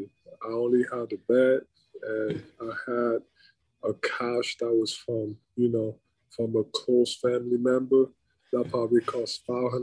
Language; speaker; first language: English; non-native, local second language; French